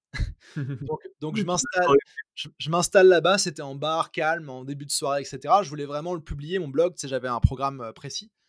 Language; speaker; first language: French; native; French